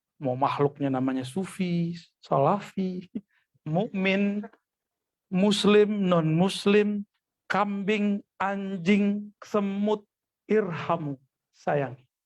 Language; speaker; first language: Indonesian; non-native, local second language; Minangkabau